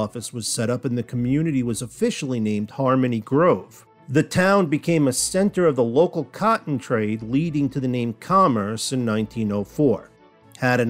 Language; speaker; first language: English; native; English